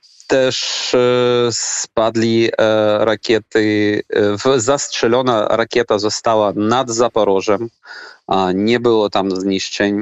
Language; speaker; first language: Polish; non-native, fluent; Ukrainian